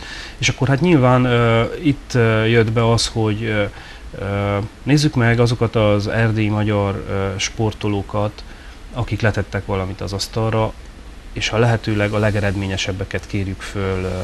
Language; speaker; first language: Hungarian; native; Hungarian